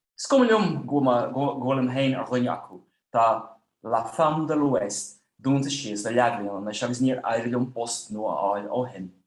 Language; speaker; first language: Irish; non-native, fluent; Dutch